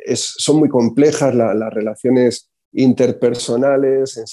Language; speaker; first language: Spanish; native; Spanish